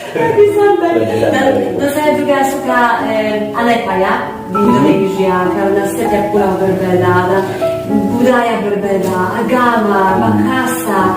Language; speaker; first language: Indonesian; non-native, fluent; Polish